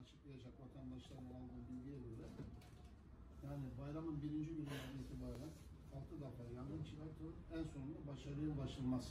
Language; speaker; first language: Turkish; native; Turkish